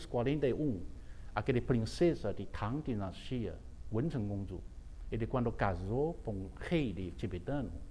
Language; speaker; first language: Portuguese; non-native, fluent; Chinese